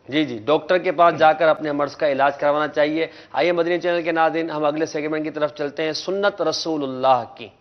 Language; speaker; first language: Urdu; native; Urdu